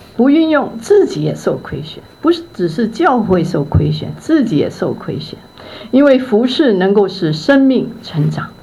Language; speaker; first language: Chinese; non-native, local second language; Cantonese